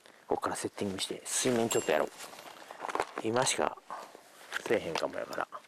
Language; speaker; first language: Japanese; native; Japanese